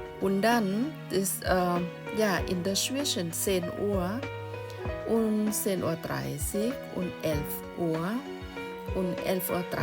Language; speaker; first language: German; non-native, learner; Thai